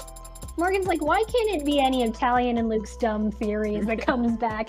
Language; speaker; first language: English; native; English